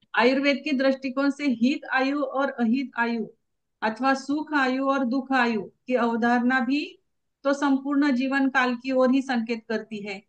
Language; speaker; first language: Hindi; non-native, local second language; Marathi